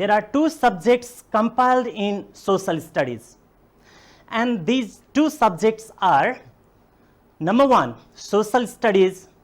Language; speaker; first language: English; non-native, local second language; Nepali